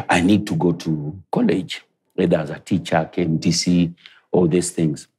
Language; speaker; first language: English; non-native, local second language; Luo (Kenya and Tanzania)